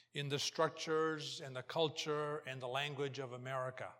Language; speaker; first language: English; early bilingual, other home language; Portuguese